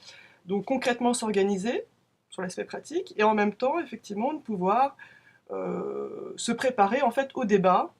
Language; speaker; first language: French; native; French